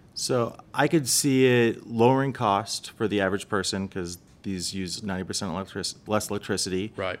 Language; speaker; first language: English; native; English